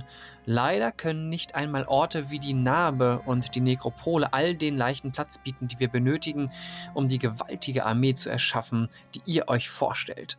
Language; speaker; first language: German; native; German